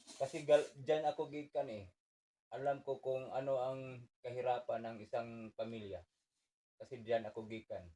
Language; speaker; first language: Filipino; non-native, local second language; Cebuano